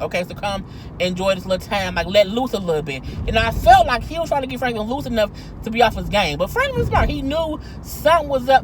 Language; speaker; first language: English; native; English